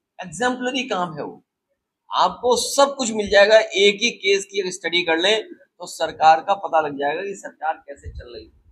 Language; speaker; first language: Hindi; native; Hindi